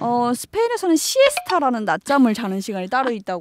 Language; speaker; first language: Korean; native; Korean